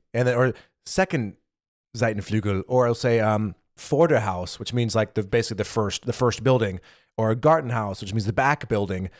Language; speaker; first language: English; native; English